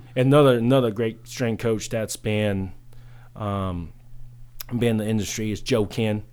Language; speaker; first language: English; early bilingual, other home language; Chinese